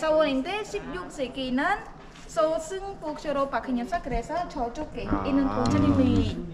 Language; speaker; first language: Korean; non-native, learner; Khmer